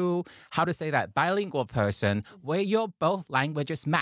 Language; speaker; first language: English; non-native, fluent; Chinese